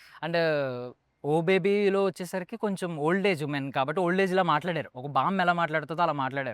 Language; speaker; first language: Telugu; native; Telugu